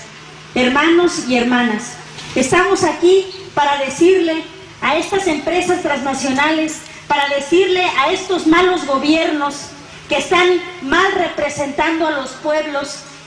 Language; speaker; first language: Spanish; native; Spanish